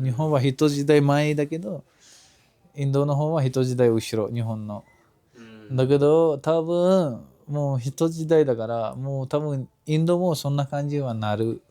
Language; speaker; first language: Japanese; non-native, fluent; Kashmiri